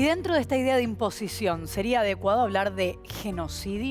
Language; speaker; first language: Spanish; native; Spanish